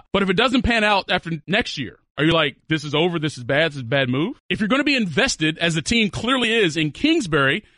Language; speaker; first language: English; native; English